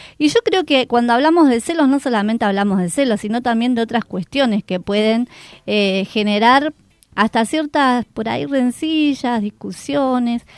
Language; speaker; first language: Spanish; native; Spanish